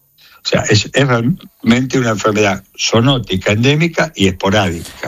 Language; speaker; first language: Spanish; native; Spanish